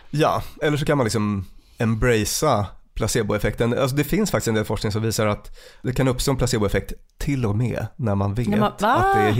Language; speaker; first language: Swedish; native; Swedish